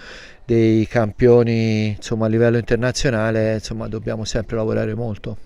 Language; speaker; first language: Italian; native; Italian